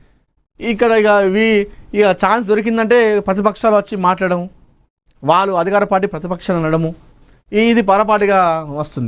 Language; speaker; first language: Telugu; native; Telugu